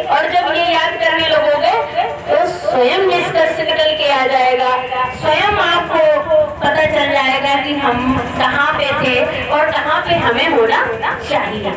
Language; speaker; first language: Hindi; native; Hindi